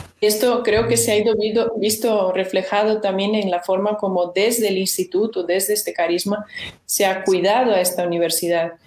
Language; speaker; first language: Spanish; non-native, fluent; Portuguese